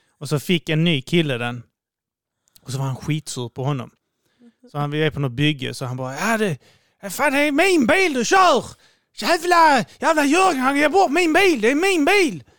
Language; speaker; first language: Swedish; native; Swedish